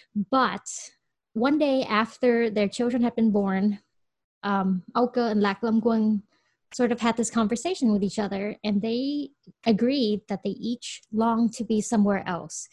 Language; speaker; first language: English; early bilingual, other home language; Vietnamese